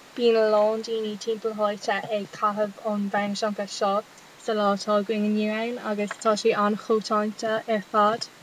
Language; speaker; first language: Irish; non-native, local second language; English